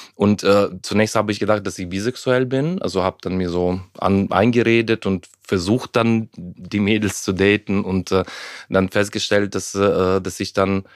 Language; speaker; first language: German; non-native, fluent; Ukrainian